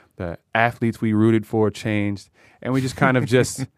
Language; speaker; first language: English; native; English